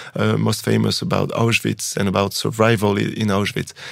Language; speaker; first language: English; non-native, fluent; French